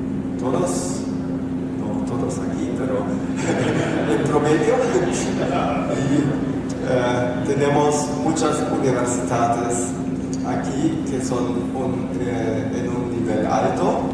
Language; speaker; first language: Spanish; non-native, fluent; German